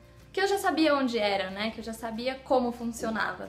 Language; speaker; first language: Portuguese; native; Portuguese